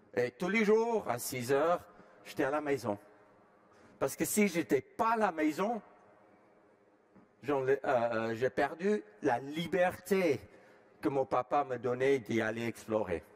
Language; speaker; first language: French; non-native, fluent; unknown